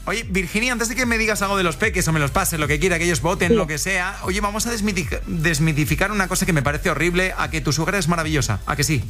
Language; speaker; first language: Spanish; native; Spanish